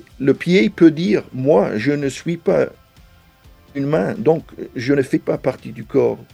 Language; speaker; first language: French; non-native, fluent; English